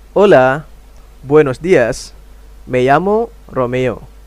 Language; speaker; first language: Spanish; non-native, fluent; Indonesian